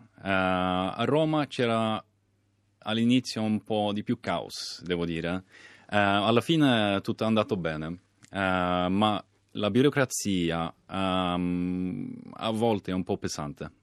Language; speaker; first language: Italian; non-native, fluent; Swedish